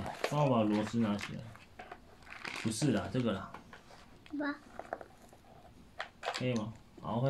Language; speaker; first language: Chinese; native; Chinese